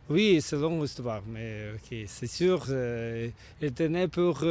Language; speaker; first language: French; non-native, learner; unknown